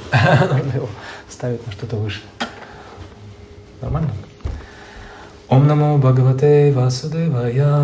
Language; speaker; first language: Russian; native; Russian